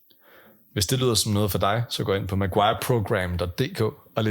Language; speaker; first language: Danish; native; Danish